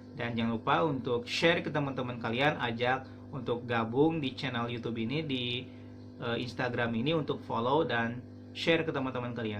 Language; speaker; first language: Indonesian; native; Indonesian